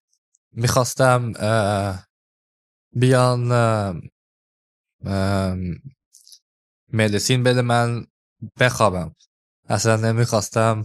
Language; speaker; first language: Persian; early bilingual, heritage; English